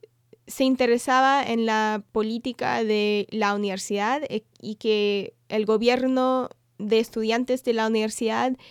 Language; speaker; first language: Spanish; non-native, fluent; English